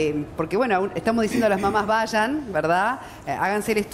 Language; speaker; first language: Spanish; native; Spanish